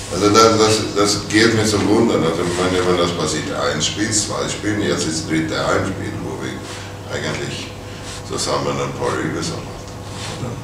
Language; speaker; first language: German; non-native, fluent; Swedish